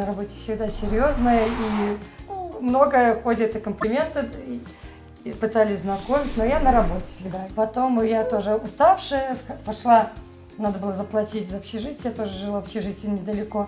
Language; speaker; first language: Russian; native; Russian